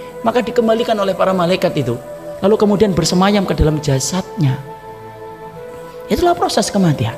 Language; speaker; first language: Indonesian; native; Indonesian